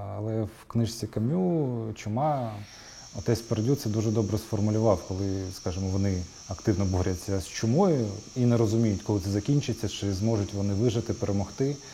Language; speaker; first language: Ukrainian; non-native, local second language; Crimean Tatar